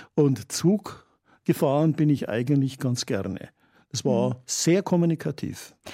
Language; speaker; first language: German; native; German